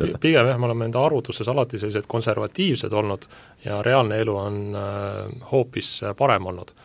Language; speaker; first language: Estonian; native; Estonian